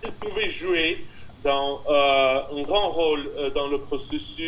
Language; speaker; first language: French; non-native, fluent; Russian